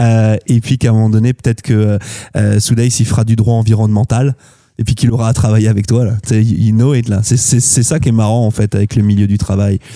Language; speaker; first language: French; native; French